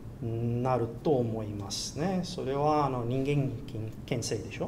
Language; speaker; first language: Japanese; non-native, learner; Portuguese